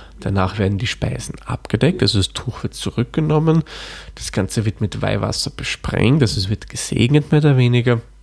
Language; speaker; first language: German; native; German